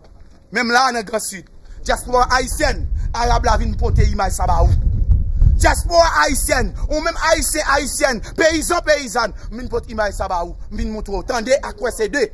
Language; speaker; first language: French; non-native, local second language; Haitian Creole